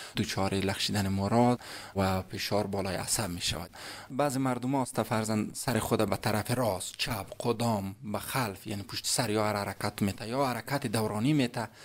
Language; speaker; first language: Persian; native; Persian